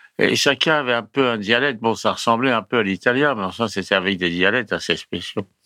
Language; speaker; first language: French; early bilingual, other home language; Italian